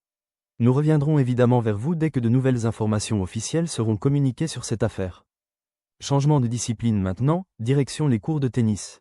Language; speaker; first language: French; native; French